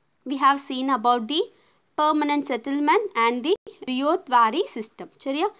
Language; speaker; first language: English; non-native, local second language; Tamil